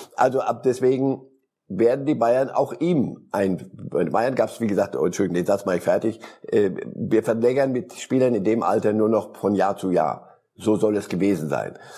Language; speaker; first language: German; early bilingual, other home language; Polish